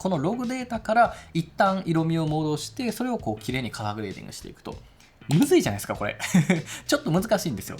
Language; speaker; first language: Japanese; native; Japanese